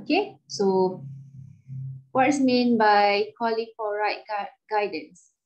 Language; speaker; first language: English; non-native, local second language; Malay